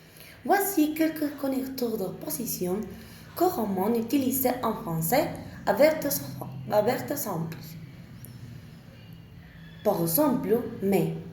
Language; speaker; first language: French; non-native, learner; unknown